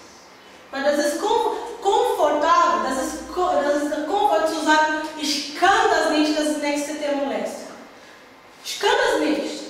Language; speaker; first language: German; non-native, learner; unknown